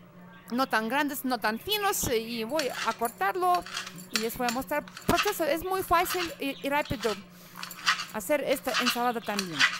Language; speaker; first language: Spanish; non-native, fluent; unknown